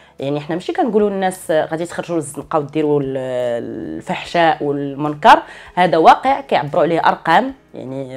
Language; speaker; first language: Arabic; native; Arabic